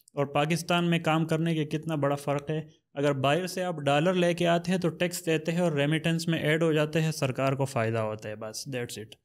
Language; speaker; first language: Urdu; non-native, local second language; Pashto